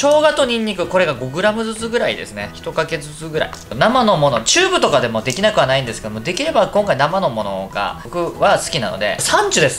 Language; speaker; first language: Japanese; native; Japanese